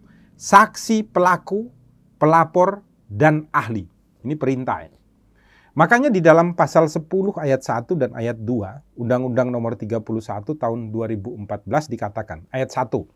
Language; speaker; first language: Indonesian; native; Indonesian